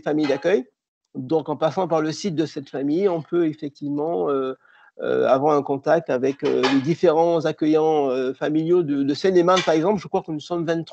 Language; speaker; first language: French; native; French